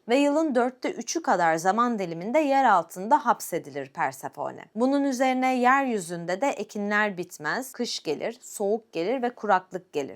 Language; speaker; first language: Turkish; native; Turkish